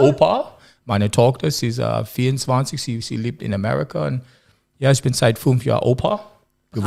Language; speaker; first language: German; non-native, learner; English